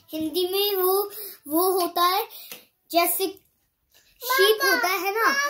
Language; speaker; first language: Hindi; early bilingual, heritage; Hindi